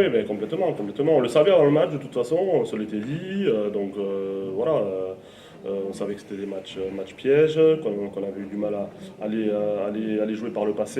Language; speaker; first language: French; native; French